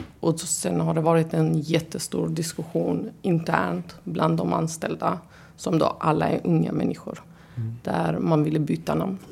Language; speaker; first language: Swedish; early bilingual, other home language; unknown